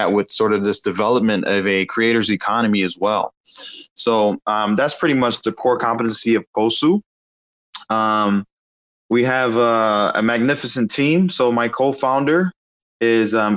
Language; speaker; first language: English; native; English